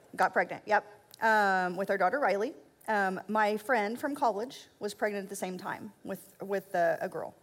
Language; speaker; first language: English; native; English